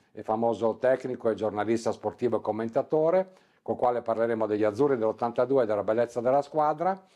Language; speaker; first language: Italian; native; Italian